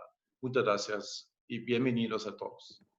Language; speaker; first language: Spanish; non-native, fluent; German